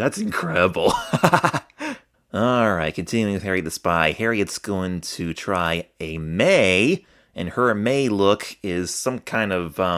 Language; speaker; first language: English; native; English